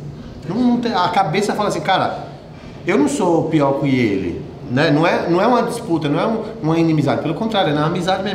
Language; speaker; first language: Portuguese; native; Portuguese